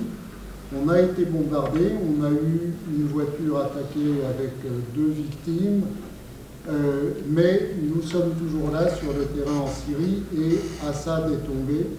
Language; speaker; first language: French; native; French